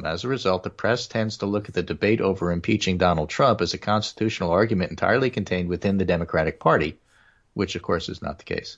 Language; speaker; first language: English; native; English